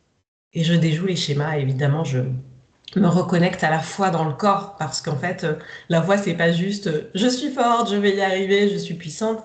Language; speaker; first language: French; native; French